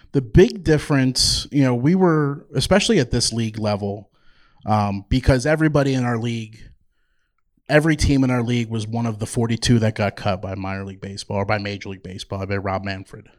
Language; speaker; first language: English; native; English